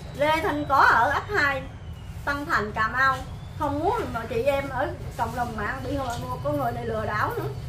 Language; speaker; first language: Vietnamese; native; Vietnamese